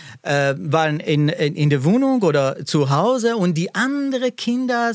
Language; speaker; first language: German; non-native, learner; Persian